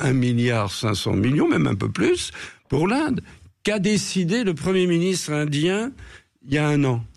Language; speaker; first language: French; native; French